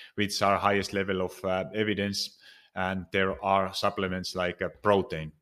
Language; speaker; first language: English; non-native, fluent; Finnish